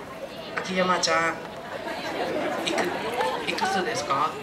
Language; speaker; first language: Japanese; non-native, fluent; Thai